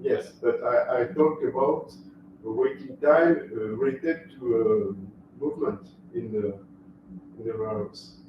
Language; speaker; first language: English; non-native, fluent; French